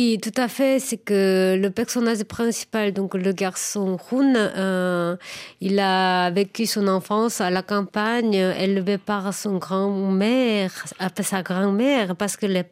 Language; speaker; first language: French; non-native, fluent; Korean